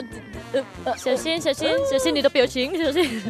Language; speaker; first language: Chinese; native; Chinese